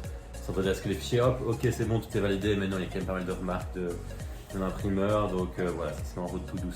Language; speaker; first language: French; native; French